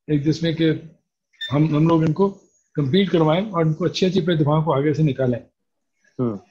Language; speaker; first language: Hindi; native; Hindi